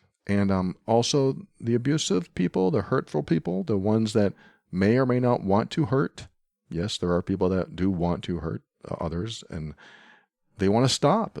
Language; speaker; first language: English; native; English